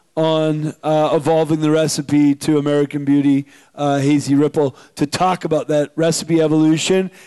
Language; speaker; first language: English; native; English